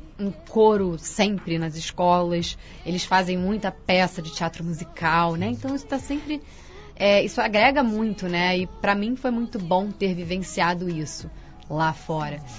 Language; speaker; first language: Portuguese; early bilingual, heritage; Portuguese